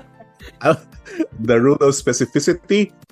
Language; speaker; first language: English; non-native, local second language; Filipino